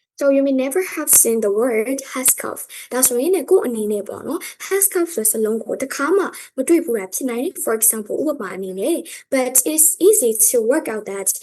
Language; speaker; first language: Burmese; native; Burmese